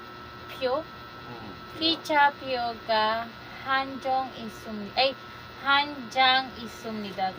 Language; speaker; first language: Korean; non-native, learner; Filipino